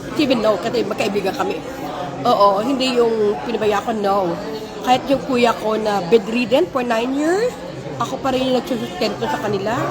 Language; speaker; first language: Filipino; non-native, local second language; Hiligaynon